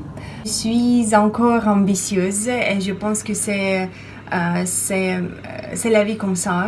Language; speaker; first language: French; non-native, fluent; Russian